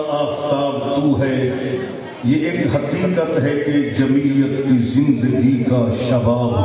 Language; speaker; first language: Urdu; non-native, local second language; Saraiki